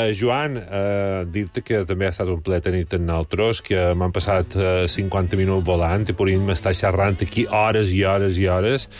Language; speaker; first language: Catalan; native; Catalan